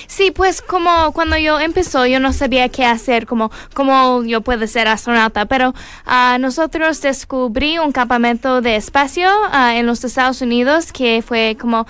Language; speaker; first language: Spanish; non-native, learner; English